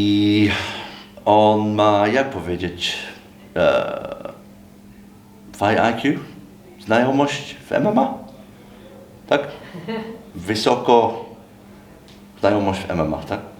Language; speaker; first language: Polish; non-native, learner; English